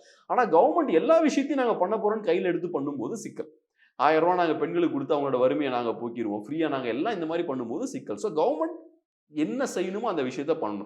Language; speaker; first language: Tamil; native; Tamil